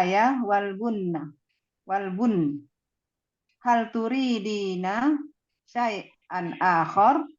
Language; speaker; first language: Arabic; non-native, learner; Indonesian